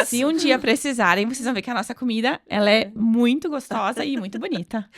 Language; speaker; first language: Portuguese; native; Portuguese